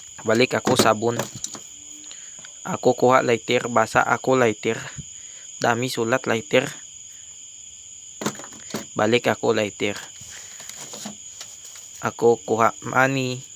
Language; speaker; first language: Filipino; non-native, local second language; Cebuano